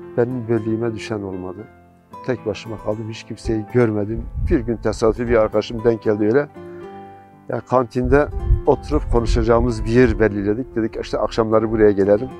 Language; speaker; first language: Turkish; non-native, local second language; Zaza